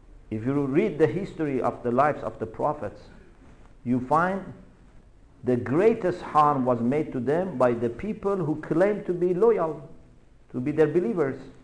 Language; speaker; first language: English; non-native, fluent; Persian